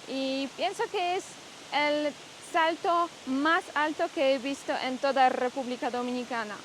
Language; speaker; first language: Spanish; non-native, learner; Polish